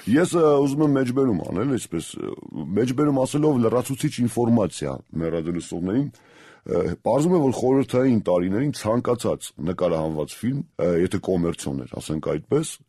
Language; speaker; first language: Armenian; native; Armenian